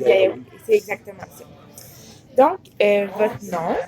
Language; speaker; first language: French; native; French